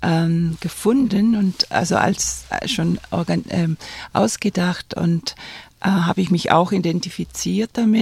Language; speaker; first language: German; non-native, fluent; Spanish